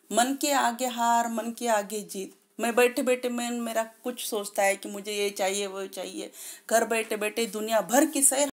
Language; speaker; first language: Hindi; non-native, local second language; Marathi